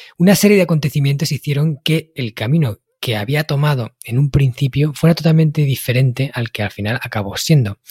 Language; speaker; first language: Spanish; native; Spanish